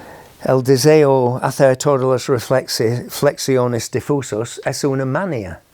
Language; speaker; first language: Spanish; non-native, fluent; English